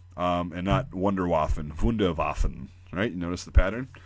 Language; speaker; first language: English; native; English